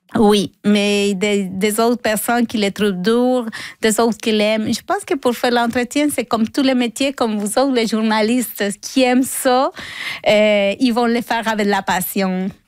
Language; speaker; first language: French; non-native, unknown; Spanish